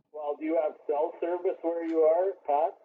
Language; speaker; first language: English; native; English